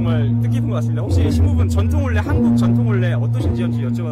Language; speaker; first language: Korean; native; Korean